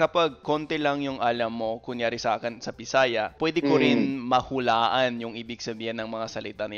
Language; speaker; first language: Filipino; non-native, fluent; English